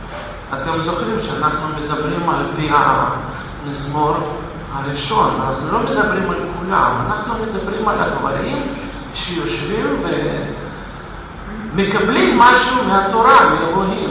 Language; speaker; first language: Hebrew; non-native, fluent; Russian